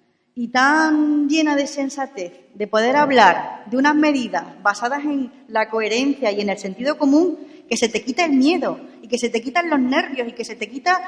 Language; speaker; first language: Spanish; native; Spanish